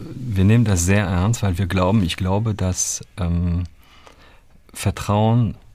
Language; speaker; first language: German; non-native, fluent; French